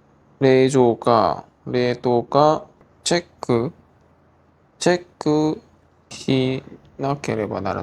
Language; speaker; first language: Japanese; non-native, learner; Korean